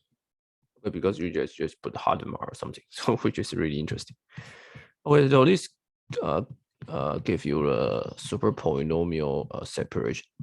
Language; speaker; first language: English; non-native, fluent; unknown